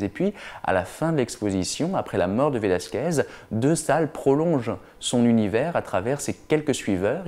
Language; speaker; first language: French; native; French